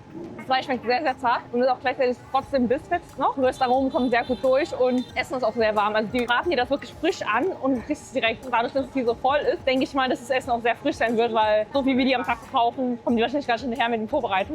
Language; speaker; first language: German; native; German